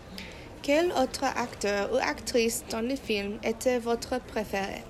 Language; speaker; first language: French; non-native, learner; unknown